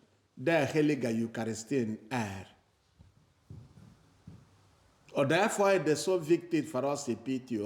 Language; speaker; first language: Swedish; non-native, fluent; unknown